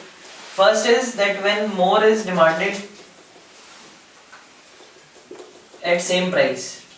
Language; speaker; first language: English; non-native, local second language; Hindi